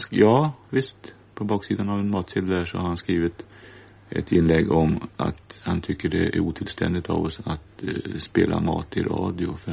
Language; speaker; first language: Swedish; native; Swedish